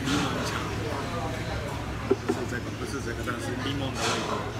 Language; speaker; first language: Chinese; non-native, learner; Japanese